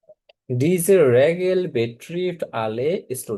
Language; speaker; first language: German; non-native, fluent; Bangla